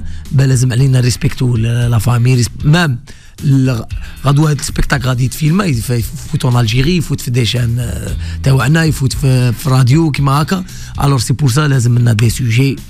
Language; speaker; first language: French; non-native, local second language; Arabic